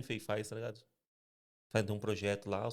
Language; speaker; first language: Portuguese; native; Portuguese